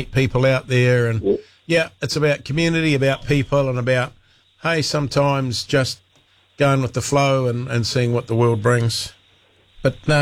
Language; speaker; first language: English; native; English